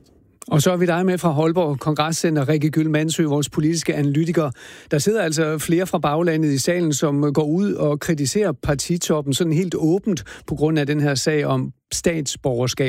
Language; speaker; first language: Danish; native; Danish